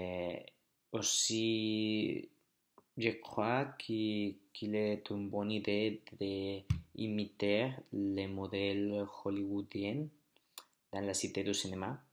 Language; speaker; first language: French; non-native, learner; Spanish